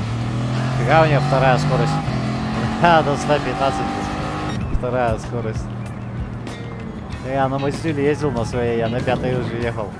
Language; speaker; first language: Russian; native; Russian